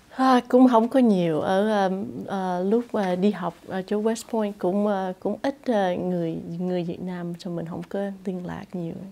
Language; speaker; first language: Vietnamese; early bilingual, heritage; Vietnamese